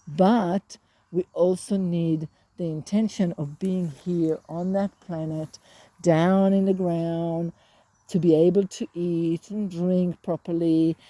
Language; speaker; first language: English; native; English